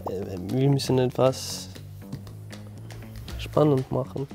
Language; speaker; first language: German; non-native, learner; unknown